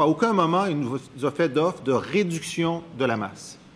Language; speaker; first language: French; native; French